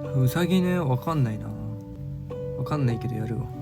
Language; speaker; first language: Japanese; non-native, fluent; Korean